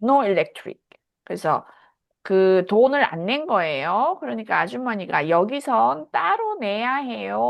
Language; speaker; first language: Korean; native; Korean